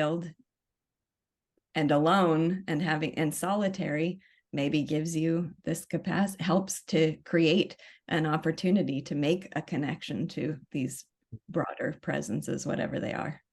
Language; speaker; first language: English; native; English